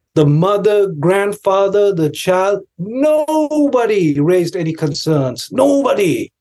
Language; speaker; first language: English; non-native, local second language; Tibetan